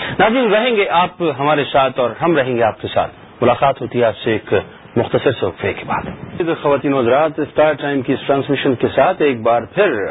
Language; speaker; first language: Urdu; native; Urdu